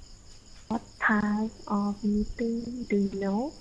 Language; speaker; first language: English; non-native, learner; Thai